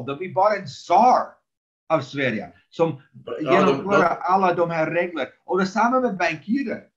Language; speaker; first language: Swedish; non-native, fluent; English